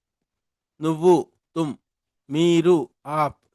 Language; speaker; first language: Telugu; non-native, local second language; Urdu